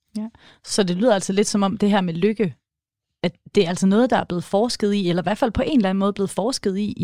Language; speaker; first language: Danish; native; Danish